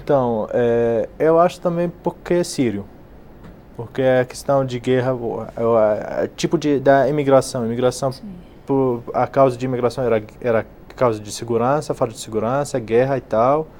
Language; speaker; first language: Portuguese; non-native, fluent; Arabic